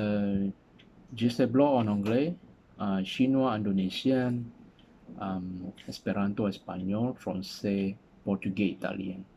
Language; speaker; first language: French; non-native, learner; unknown